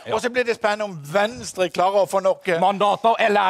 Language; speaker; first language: Norwegian; native; Norwegian